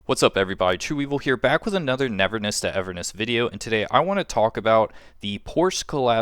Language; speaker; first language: English; native; English